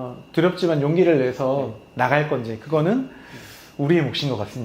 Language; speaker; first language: Korean; native; Korean